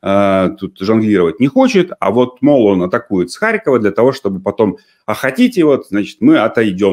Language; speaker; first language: Russian; native; Russian